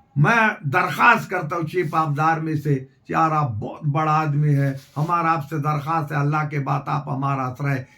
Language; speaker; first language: Urdu; non-native, local second language; Pashto